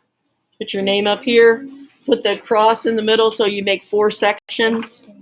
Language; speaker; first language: English; native; English